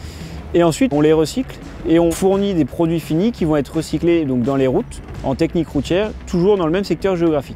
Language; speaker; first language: French; native; French